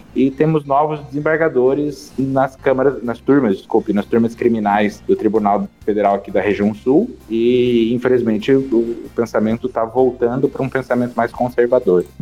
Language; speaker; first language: Portuguese; native; Portuguese